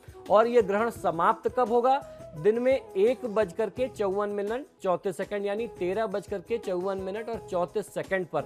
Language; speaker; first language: Hindi; native; Hindi